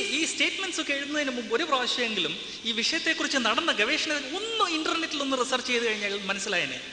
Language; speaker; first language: Malayalam; non-native, learner; Hindi